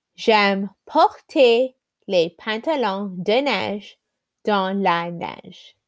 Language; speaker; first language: French; non-native, learner; English